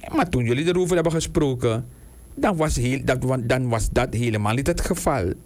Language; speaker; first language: Dutch; native; Dutch